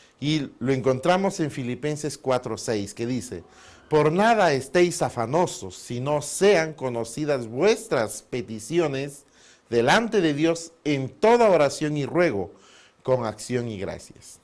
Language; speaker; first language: Spanish; native; Spanish